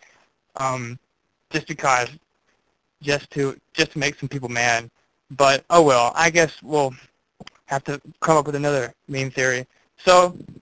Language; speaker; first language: English; native; English